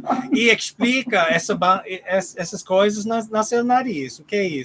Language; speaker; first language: Portuguese; non-native, learner; English